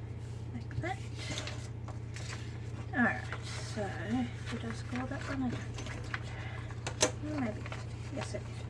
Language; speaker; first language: English; native; English